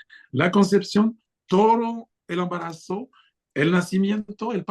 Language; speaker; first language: Spanish; non-native, fluent; French